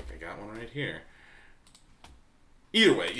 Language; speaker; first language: English; native; English